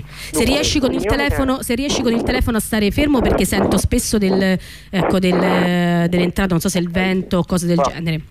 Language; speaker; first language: Italian; native; Italian